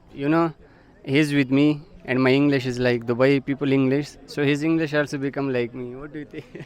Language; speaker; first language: English; non-native, local second language; Filipino